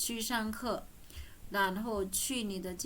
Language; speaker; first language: Chinese; non-native, fluent; Indonesian